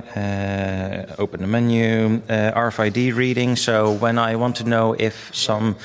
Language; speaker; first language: English; non-native, fluent; Dutch